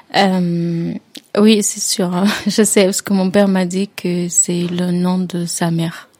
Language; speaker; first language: French; non-native, fluent; Arabic